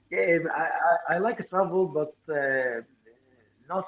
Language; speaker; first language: English; non-native, learner; Arabic